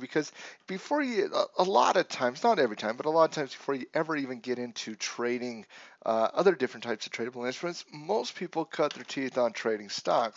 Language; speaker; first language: English; native; English